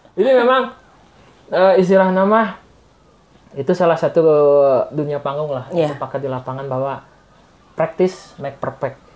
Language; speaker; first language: Indonesian; non-native, local second language; Sundanese